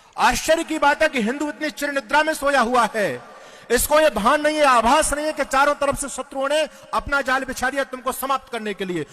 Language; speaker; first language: Hindi; native; Hindi